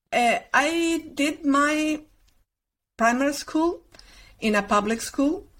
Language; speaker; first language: English; non-native, learner; Spanish